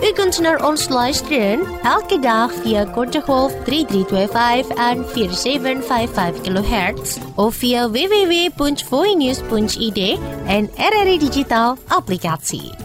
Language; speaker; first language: Dutch; non-native, fluent; Indonesian